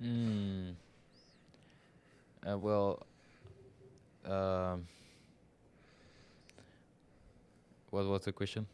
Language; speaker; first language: English; non-native, learner; Spanish